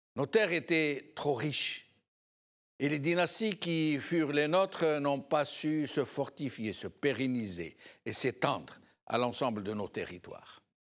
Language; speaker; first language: French; non-native, local second language; Arabic